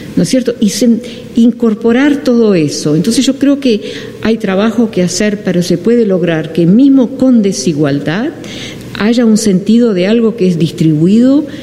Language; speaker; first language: Spanish; non-native, fluent; Dutch